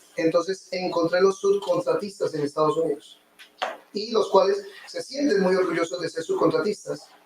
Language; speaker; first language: Spanish; native; Spanish